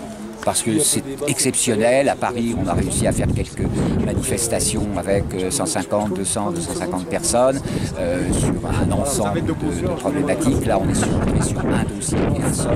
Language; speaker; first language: French; native; French